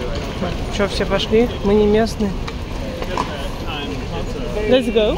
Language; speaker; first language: Russian; native; Russian